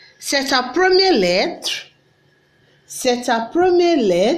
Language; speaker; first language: French; non-native, learner; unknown